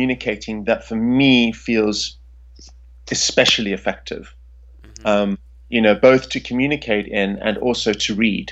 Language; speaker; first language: English; native; English